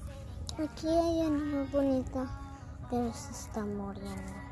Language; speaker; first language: Spanish; early bilingual, heritage; Spanish